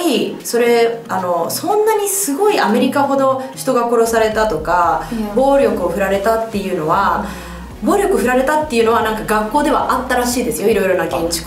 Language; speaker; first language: Japanese; early bilingual, heritage; Japanese